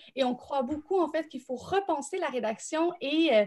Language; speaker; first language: French; native; French